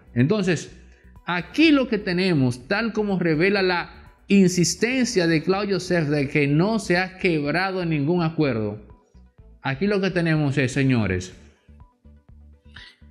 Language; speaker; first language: Spanish; native; Spanish